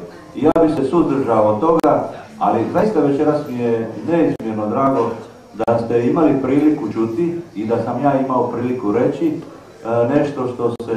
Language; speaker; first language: Serbian; native; Serbian